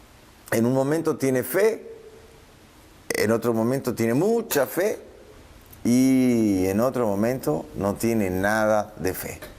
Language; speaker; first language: Spanish; native; Spanish